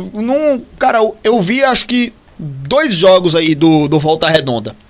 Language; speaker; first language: Portuguese; native; Portuguese